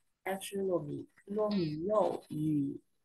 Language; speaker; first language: Chinese; non-native, learner; Vietnamese